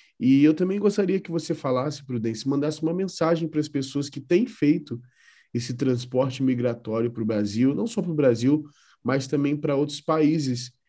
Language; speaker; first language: Portuguese; native; Portuguese